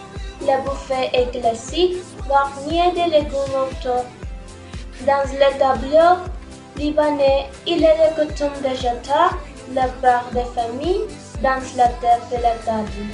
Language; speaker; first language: French; non-native, learner; Spanish